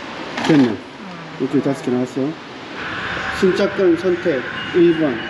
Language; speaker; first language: Korean; native; Korean